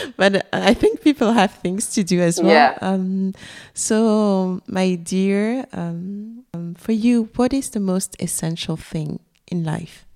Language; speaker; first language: English; non-native, fluent; French